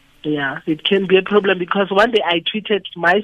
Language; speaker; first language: English; non-native, local second language; Tswana